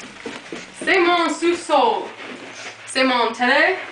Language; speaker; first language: French; non-native, learner; English